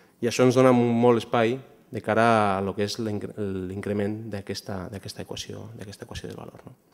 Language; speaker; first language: Catalan; non-native, local second language; Spanish